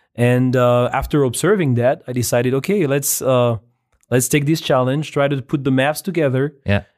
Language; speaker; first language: English; non-native, fluent; French